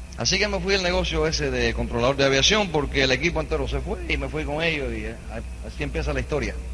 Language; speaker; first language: Spanish; early bilingual, heritage; Spanish